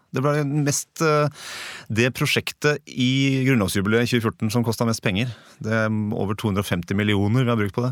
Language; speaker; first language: Norwegian; native; Norwegian